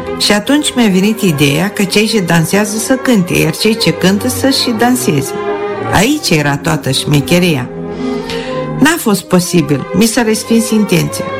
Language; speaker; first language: Romanian; non-native, local second language; Russian